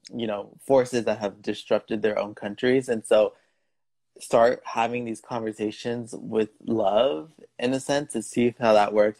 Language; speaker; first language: English; native; English